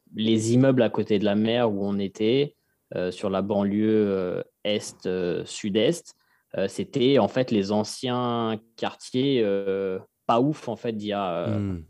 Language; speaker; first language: French; native; French